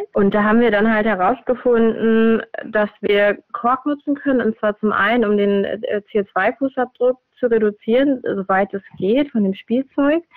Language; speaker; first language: German; native; German